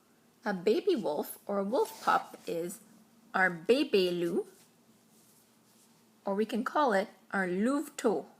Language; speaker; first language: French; non-native, fluent; English